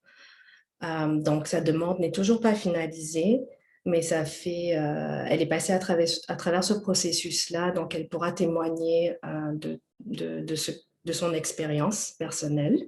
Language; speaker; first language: French; native; French